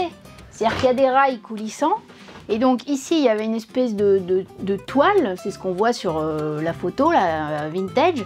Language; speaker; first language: French; native; French